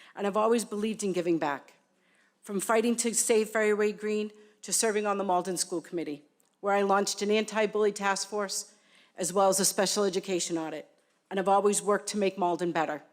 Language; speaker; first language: English; native; English